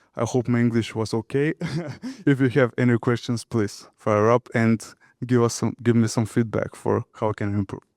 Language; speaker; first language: English; non-native, fluent; Macedonian